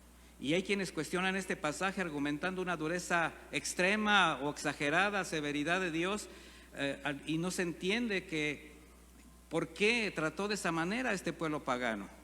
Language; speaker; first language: Spanish; native; Spanish